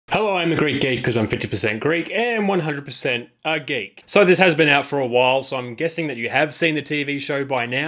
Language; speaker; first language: English; native; English